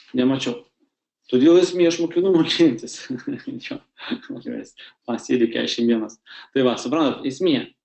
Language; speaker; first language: Lithuanian; non-native, local second language; Russian